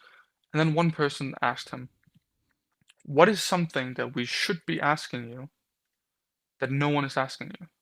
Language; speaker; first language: English; non-native, fluent; Danish